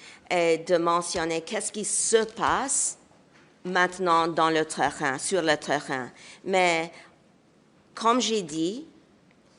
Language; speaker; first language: French; non-native, local second language; English